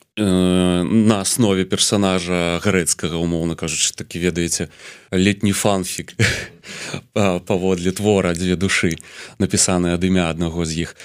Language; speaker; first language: Belarusian; native; Belarusian